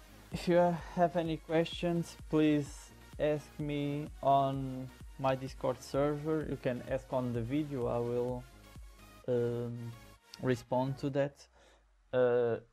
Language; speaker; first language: English; non-native, fluent; Portuguese